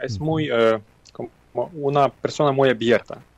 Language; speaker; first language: Spanish; non-native, fluent; Ukrainian